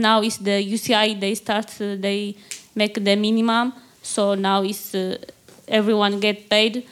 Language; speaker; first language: English; non-native, learner; Tigrinya